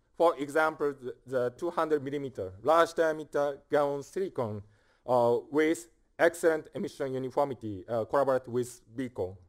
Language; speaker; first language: English; non-native, fluent; Japanese